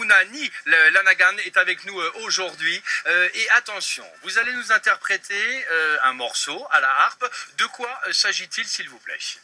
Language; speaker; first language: French; native; French